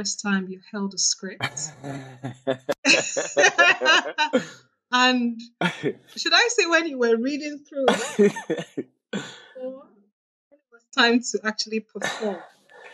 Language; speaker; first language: English; non-native, local second language; Yoruba